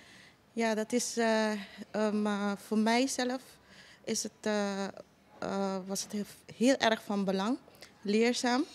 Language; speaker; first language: Dutch; non-native, local second language; Papiamento